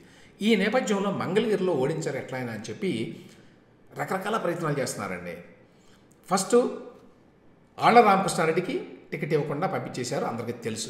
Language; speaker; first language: Telugu; native; Telugu